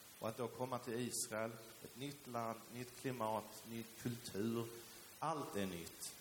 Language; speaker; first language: Swedish; early bilingual, other home language; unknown